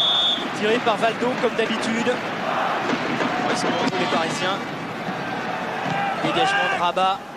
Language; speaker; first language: French; native; French